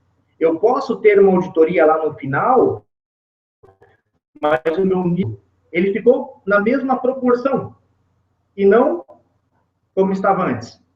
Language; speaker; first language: Portuguese; native; Portuguese